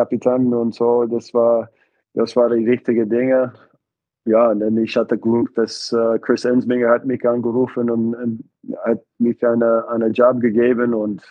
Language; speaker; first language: German; non-native, fluent; English